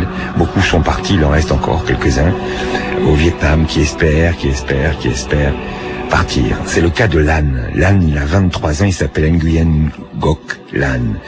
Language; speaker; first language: French; native; French